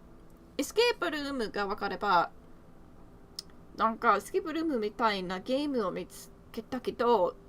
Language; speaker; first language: Japanese; non-native, learner; English